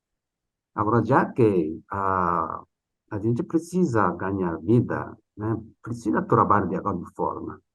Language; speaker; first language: Portuguese; non-native, fluent; Japanese